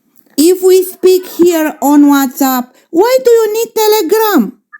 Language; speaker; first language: English; non-native, fluent; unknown